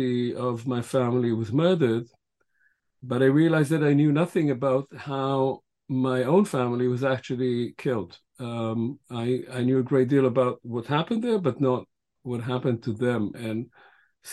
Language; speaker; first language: English; non-native, fluent; Hebrew